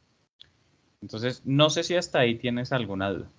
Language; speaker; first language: Spanish; native; Spanish